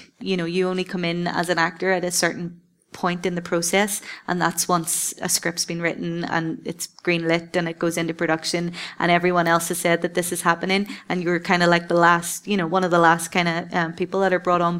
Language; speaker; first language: English; native; English